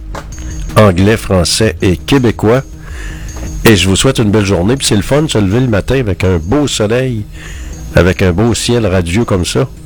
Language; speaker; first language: French; native; French